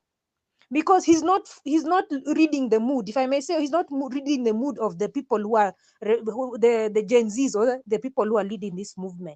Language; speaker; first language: English; non-native, local second language; Swahili